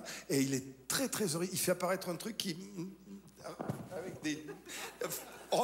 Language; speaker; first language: French; native; French